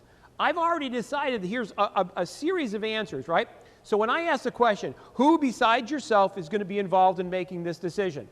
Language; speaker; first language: English; native; English